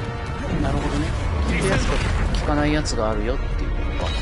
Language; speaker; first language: Japanese; native; Japanese